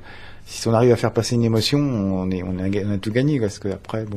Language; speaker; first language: French; native; French